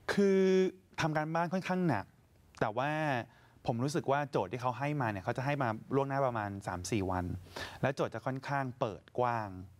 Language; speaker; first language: Thai; native; Thai